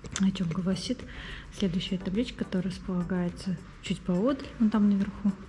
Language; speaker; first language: Russian; native; Russian